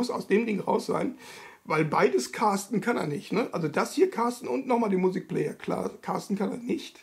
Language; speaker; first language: German; native; German